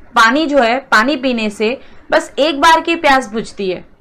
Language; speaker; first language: Hindi; non-native, local second language; Marathi